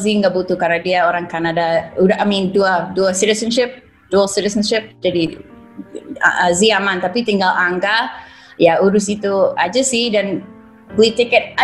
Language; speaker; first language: Indonesian; non-native, fluent; English